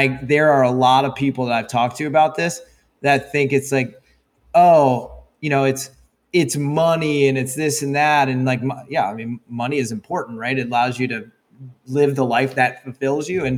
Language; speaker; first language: English; native; English